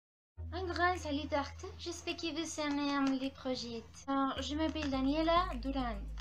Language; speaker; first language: French; non-native, learner; Spanish